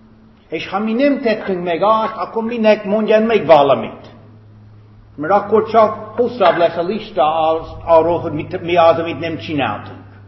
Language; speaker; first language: Hungarian; non-native, fluent; English